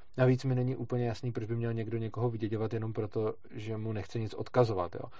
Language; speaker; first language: Czech; native; Czech